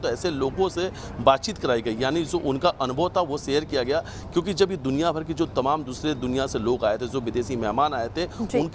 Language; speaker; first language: Hindi; native; Hindi